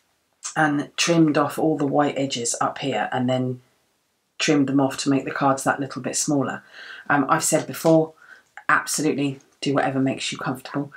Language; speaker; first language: English; native; English